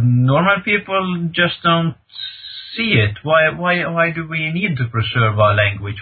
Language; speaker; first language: English; non-native, fluent; Norwegian